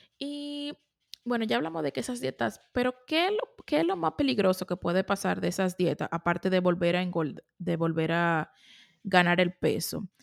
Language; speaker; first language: Spanish; native; Spanish